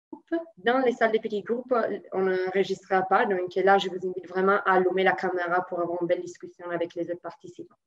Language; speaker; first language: French; native; French